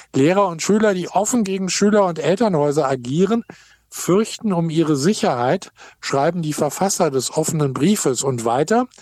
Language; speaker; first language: German; native; German